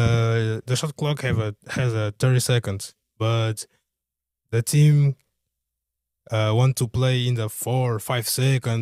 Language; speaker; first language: English; non-native, learner; Portuguese